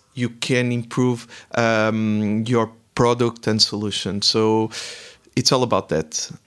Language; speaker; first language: English; non-native, fluent; Portuguese